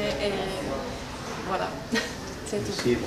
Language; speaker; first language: French; non-native, fluent; Czech